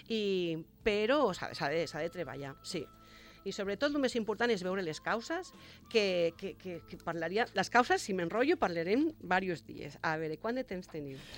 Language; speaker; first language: Catalan; non-native, local second language; Spanish